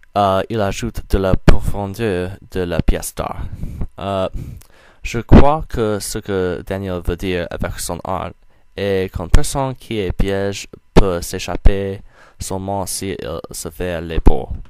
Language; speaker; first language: French; non-native, learner; English